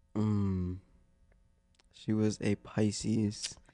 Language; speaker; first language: English; native; English